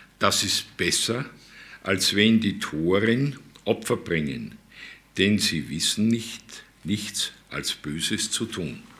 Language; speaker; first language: German; native; German